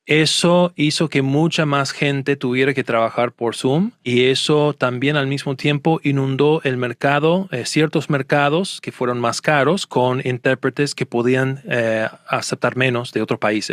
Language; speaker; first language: Spanish; non-native, fluent; English